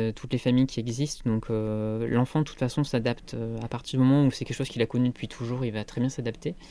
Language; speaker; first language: French; native; French